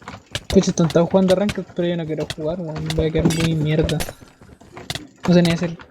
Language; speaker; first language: Spanish; native; Spanish